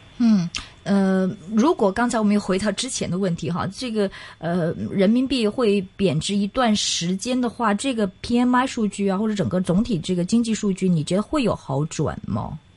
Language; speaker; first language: Chinese; non-native, local second language; Cantonese